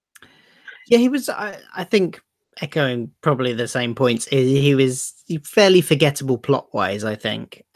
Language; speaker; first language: English; native; English